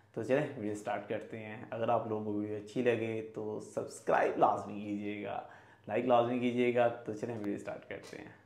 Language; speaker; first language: Urdu; native; Urdu